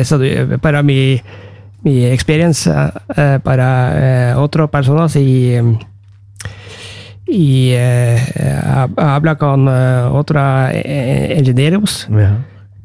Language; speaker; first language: Spanish; non-native, learner; Norwegian